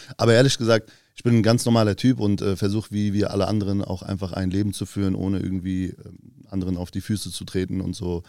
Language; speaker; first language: German; early bilingual, other home language; Turkish